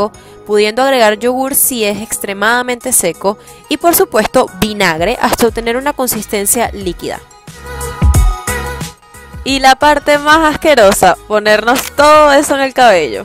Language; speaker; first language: Spanish; native; Spanish